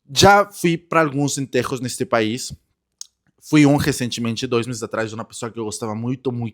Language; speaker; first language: Portuguese; non-native, fluent; Spanish